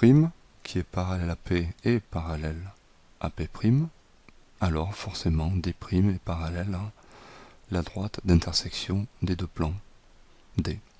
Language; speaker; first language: French; native; French